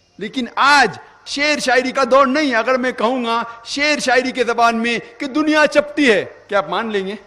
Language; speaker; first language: Urdu; non-native, local second language; Konkani